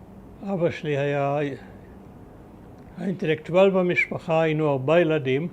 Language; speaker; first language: Hebrew; early bilingual, other home language; German